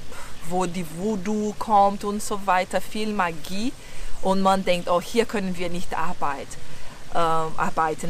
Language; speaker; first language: German; non-native, fluent; Portuguese